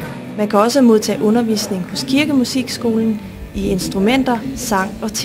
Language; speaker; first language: Danish; native; Danish